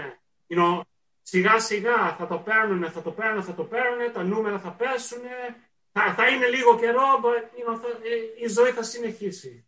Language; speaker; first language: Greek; early bilingual, heritage; Greek